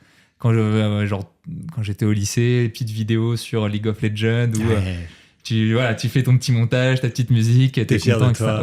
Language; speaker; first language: French; native; French